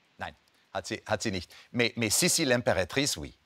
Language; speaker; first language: French; non-native, fluent; German